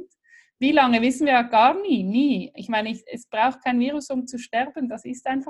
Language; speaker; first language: German; native; German